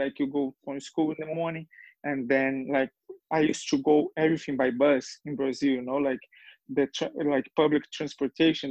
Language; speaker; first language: English; non-native, fluent; Portuguese